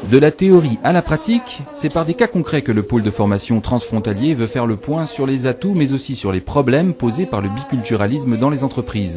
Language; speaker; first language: French; native; French